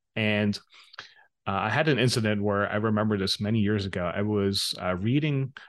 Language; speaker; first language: English; non-native, fluent; Dutch